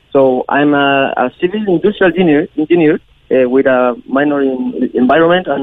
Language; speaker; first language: English; non-native, learner; Spanish